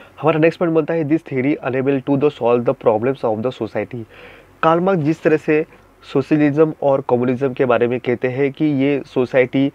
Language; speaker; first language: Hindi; non-native, local second language; Marathi